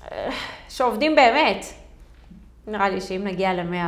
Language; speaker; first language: Hebrew; native; Hebrew